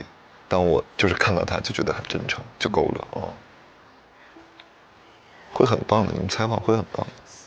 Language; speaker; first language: Chinese; native; Chinese